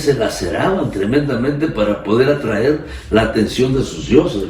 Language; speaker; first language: Spanish; native; Spanish